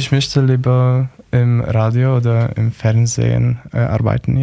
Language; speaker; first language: German; non-native, learner; Polish